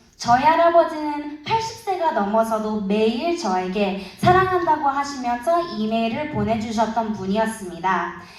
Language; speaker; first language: Korean; early bilingual, heritage; Korean